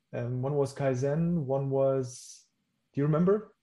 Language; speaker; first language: English; non-native, fluent; German